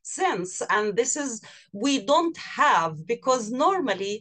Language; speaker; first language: English; non-native, fluent; Arabic